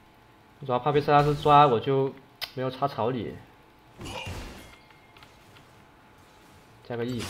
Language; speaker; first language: Chinese; native; Chinese